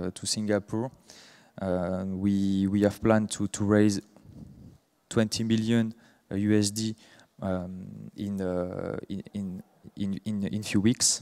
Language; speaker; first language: English; non-native, fluent; French